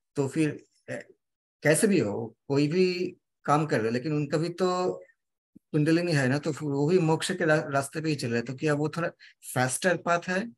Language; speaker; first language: Hindi; non-native, local second language; Bangla